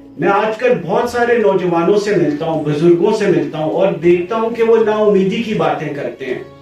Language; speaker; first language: Urdu; native; Urdu